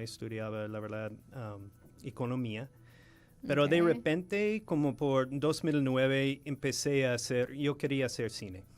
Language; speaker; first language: Spanish; non-native, fluent; English